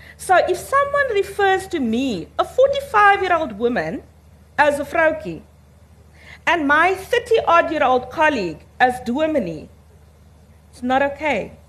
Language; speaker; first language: English; early bilingual, other home language; Afrikaans